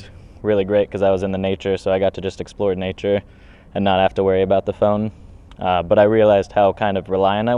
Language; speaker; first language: English; native; English